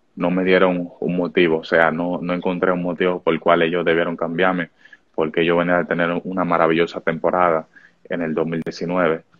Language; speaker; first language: Spanish; native; Spanish